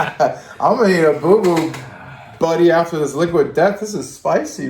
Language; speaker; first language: English; native; English